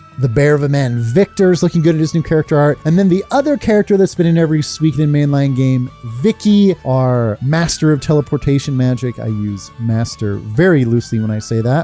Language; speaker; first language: English; native; English